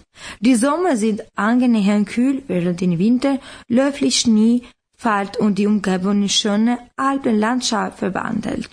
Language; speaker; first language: German; non-native, learner; Albanian